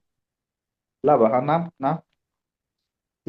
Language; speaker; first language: Arabic; non-native, learner; Urdu